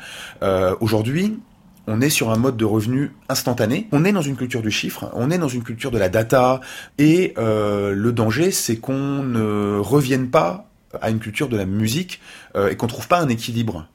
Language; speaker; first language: French; native; French